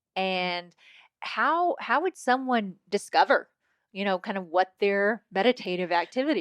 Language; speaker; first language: English; native; English